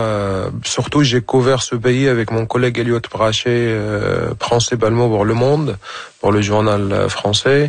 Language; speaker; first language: French; non-native, fluent; Arabic